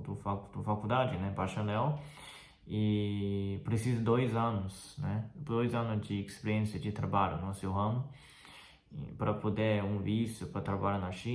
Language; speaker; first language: Portuguese; non-native, fluent; Chinese